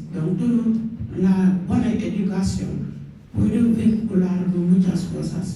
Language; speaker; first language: Spanish; non-native, local second language; Wolof